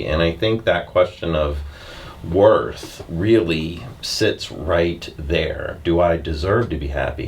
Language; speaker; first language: English; native; English